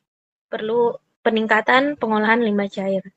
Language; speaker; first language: Indonesian; native; Indonesian